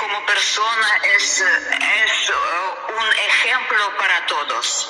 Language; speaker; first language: Spanish; non-native, learner; Russian